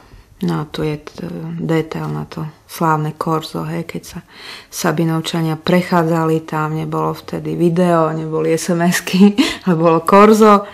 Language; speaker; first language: Slovak; native; Slovak